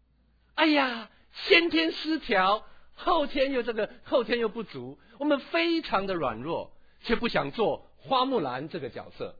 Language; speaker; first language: Chinese; native; Chinese